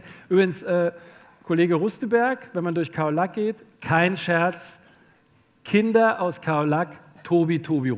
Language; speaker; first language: German; native; German